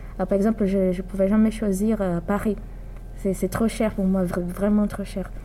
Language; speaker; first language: French; non-native, learner; Portuguese